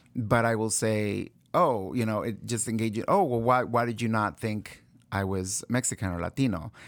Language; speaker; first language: English; early bilingual, other home language; Spanish